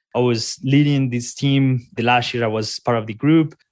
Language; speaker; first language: English; non-native, fluent; Spanish